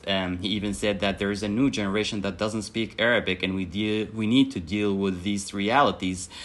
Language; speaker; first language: English; non-native, fluent; Arabic